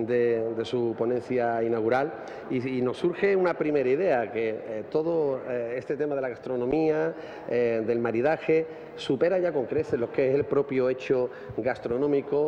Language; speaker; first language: Spanish; native; Spanish